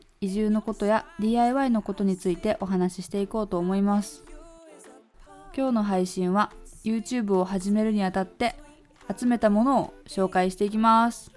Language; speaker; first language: Japanese; native; Japanese